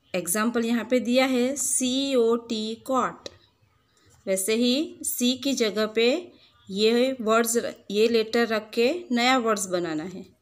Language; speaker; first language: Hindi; non-native, local second language; Gujarati